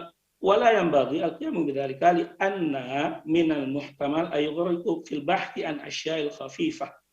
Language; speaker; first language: Arabic; non-native, fluent; Indonesian